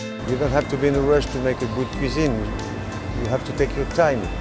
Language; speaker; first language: English; non-native, fluent; French